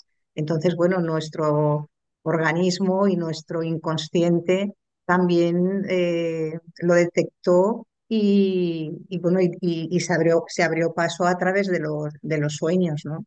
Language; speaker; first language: Spanish; native; Spanish